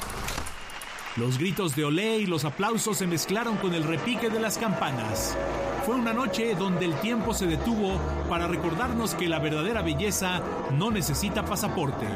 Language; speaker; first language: Spanish; native; Spanish